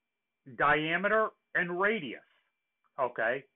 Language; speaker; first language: English; native; English